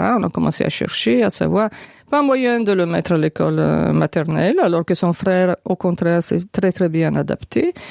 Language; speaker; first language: French; non-native, fluent; Italian